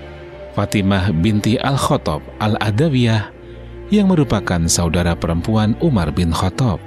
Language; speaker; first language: Indonesian; native; Indonesian